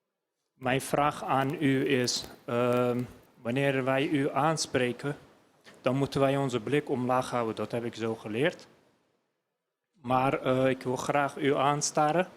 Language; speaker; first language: Dutch; early bilingual, other home language; Turkish